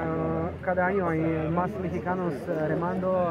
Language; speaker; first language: Spanish; non-native, learner; Russian